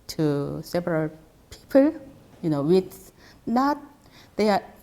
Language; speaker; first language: English; non-native, fluent; Korean